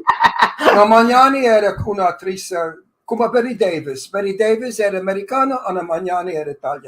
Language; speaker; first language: Italian; early bilingual, heritage; English